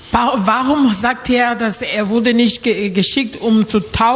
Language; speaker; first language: German; non-native, learner; French